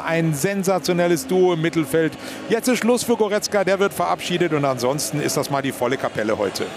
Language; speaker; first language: German; native; German